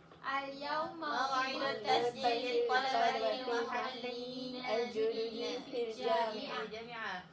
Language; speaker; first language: Arabic; non-native, learner; Malay